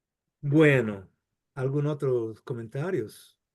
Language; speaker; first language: Spanish; non-native, fluent; English